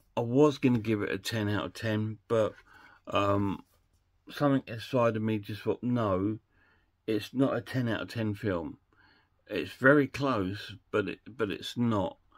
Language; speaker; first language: English; native; English